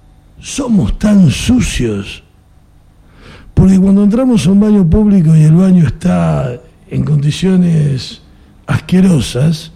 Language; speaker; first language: Spanish; native; Spanish